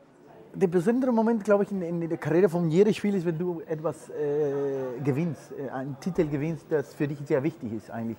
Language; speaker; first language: German; non-native, fluent; Spanish